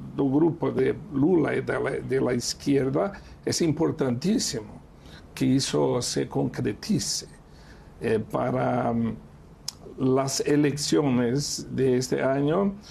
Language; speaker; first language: Spanish; non-native, fluent; Portuguese